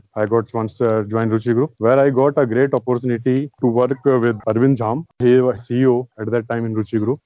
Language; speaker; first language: English; non-native, local second language; Hindi